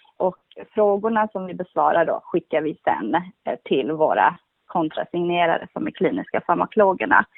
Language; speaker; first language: Swedish; early bilingual, other home language; Kurdish